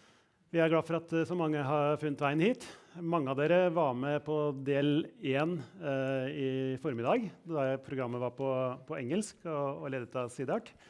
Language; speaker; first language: Norwegian; native; Norwegian